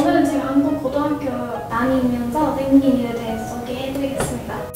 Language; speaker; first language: Korean; non-native, fluent; English